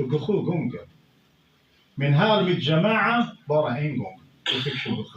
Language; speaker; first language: Swedish; non-native, fluent; Arabic